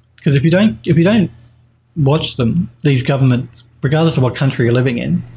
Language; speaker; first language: English; native; English